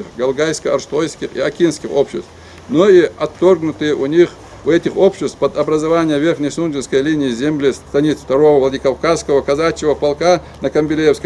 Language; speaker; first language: Russian; non-native, local second language; Ingush